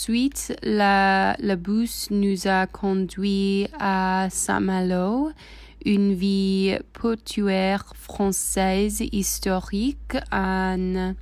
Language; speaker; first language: French; non-native, learner; English